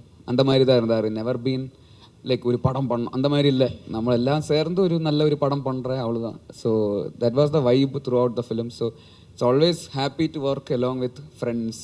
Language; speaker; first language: Tamil; non-native, learner; Malayalam